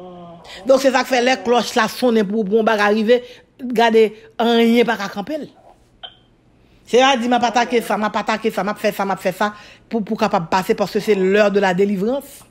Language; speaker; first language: French; non-native, local second language; Haitian Creole